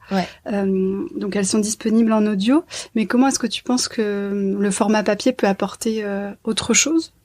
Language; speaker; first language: French; native; French